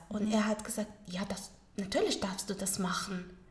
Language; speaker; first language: German; non-native, learner; Pashto